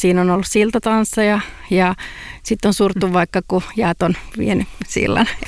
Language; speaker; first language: Finnish; native; Finnish